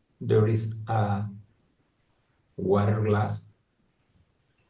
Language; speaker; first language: English; non-native, learner; Spanish